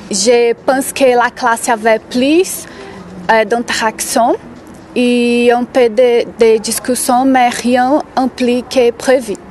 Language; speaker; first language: French; non-native, learner; Portuguese